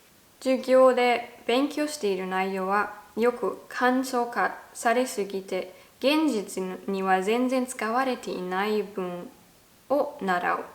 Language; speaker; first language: Japanese; non-native, fluent; German